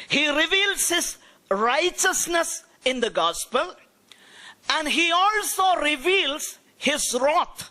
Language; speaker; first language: English; non-native, local second language; Malayalam